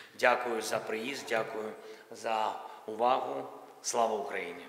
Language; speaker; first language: Ukrainian; non-native, local second language; Russian